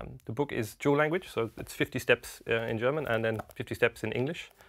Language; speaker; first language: English; native; English